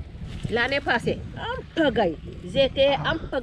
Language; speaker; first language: French; non-native, learner; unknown